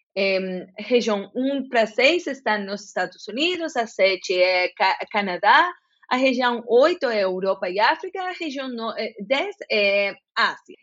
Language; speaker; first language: Portuguese; non-native, fluent; Spanish